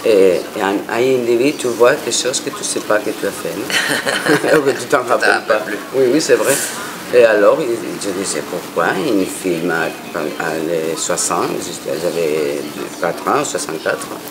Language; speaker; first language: French; non-native, fluent; Spanish